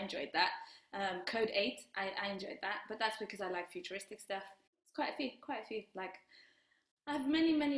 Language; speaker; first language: English; non-native, local second language; Kinyarwanda